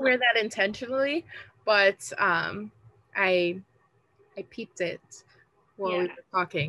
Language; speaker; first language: English; early bilingual, other home language; Spanish